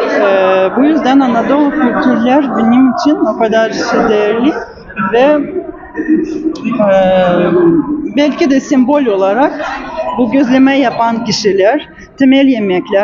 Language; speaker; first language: Turkish; non-native, learner; Russian